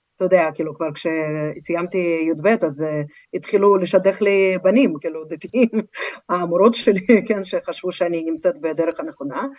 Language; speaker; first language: Hebrew; non-native, fluent; Russian